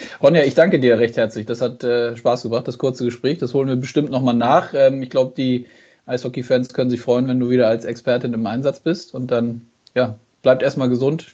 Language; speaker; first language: German; native; German